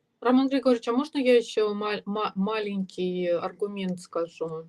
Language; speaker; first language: Ukrainian; non-native, learner; Russian